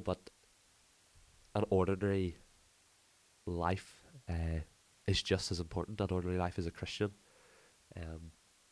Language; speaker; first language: English; native; English